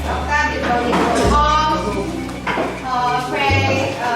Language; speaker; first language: English; non-native, learner; Indonesian